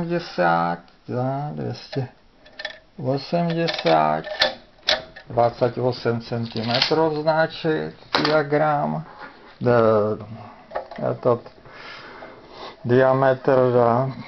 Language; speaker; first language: Russian; non-native, fluent; Czech